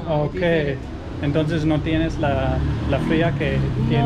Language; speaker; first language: Spanish; non-native, learner; English